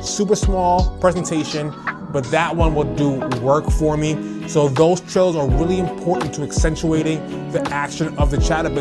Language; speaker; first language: English; native; English